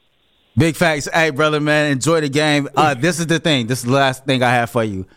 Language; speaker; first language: English; native; English